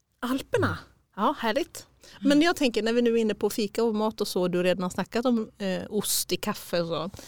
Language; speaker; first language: Swedish; native; Swedish